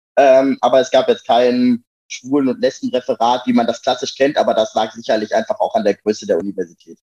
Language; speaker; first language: German; native; German